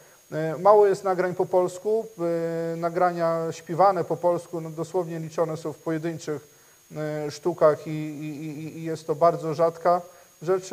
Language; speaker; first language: Polish; native; Polish